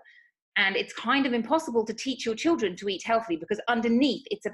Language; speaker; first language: English; native; English